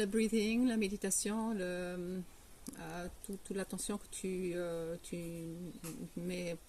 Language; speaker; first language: French; non-native, fluent; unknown